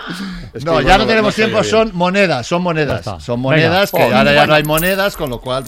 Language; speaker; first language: Spanish; native; Spanish